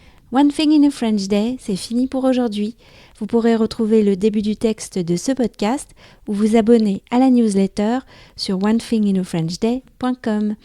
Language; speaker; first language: French; native; French